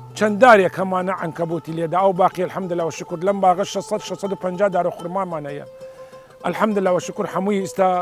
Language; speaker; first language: Central Kurdish; native; Central Kurdish